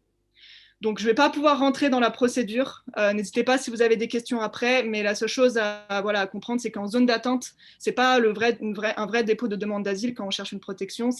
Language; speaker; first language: French; native; French